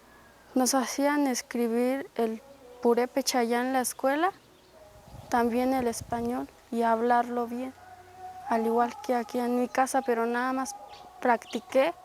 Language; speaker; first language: Spanish; non-native, local second language; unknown